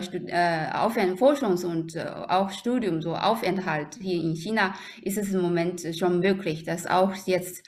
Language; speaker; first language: German; non-native, fluent; Chinese